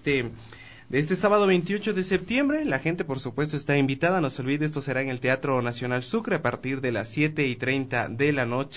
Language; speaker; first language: Spanish; native; Spanish